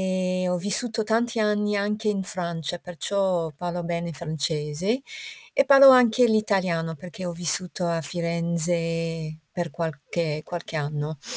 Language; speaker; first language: Italian; non-native, fluent; English